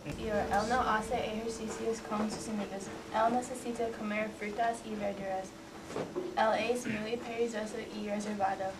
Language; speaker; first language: Spanish; non-native, learner; English